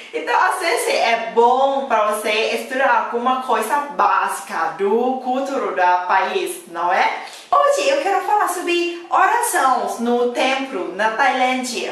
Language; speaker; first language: Portuguese; non-native, fluent; Thai